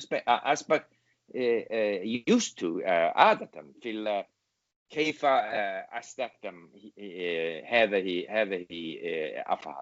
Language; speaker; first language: Arabic; non-native, learner; English